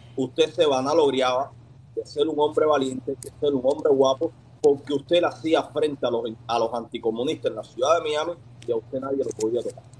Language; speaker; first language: Spanish; native; Spanish